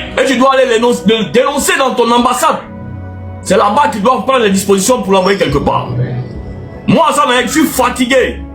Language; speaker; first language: French; non-native, local second language; Arabic